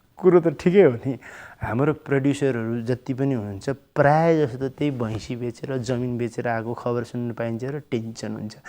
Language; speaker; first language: Nepali; native; Nepali